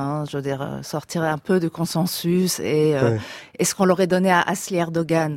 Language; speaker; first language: French; native; French